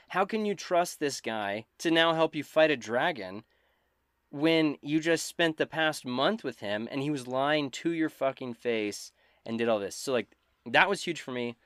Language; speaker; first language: English; native; English